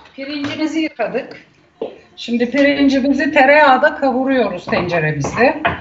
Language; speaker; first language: Turkish; native; Turkish